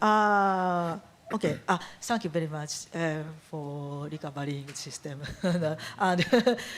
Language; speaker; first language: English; non-native, learner; Japanese